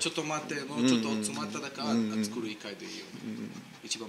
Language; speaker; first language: Japanese; non-native, learner; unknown